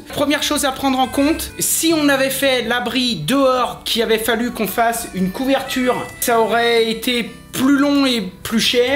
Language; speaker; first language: French; native; French